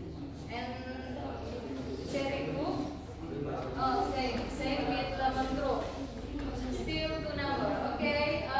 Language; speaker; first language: English; non-native, learner; Indonesian